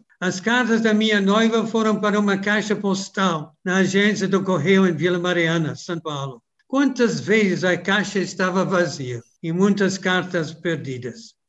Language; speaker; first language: Portuguese; non-native, fluent; English